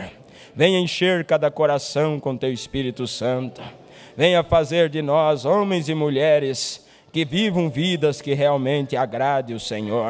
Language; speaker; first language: Portuguese; native; Portuguese